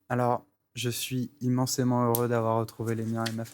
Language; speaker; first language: French; native; French